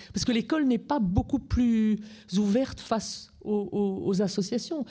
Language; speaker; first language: French; native; French